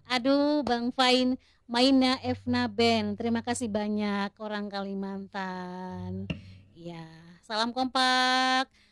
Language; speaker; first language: Indonesian; native; Indonesian